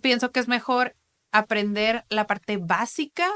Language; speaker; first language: Spanish; native; Spanish